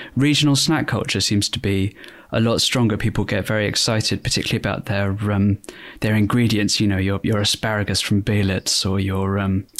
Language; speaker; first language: English; native; English